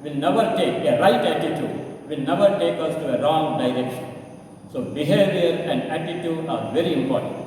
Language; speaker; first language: English; non-native, local second language; Kannada